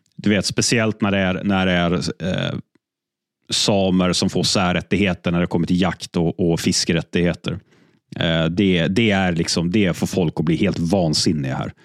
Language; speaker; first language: Swedish; native; Swedish